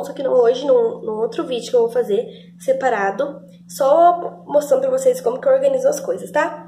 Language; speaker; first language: Portuguese; native; Portuguese